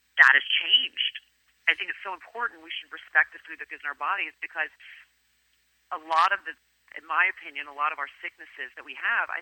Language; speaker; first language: English; native; English